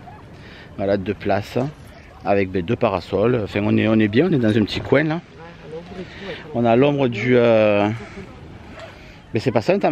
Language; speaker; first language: French; native; French